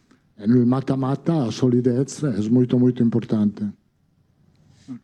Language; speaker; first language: Portuguese; non-native, fluent; Italian